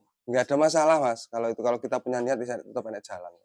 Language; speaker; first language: Indonesian; non-native, local second language; Javanese